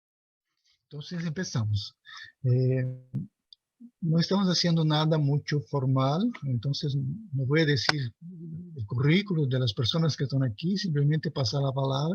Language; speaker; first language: Spanish; non-native, fluent; Portuguese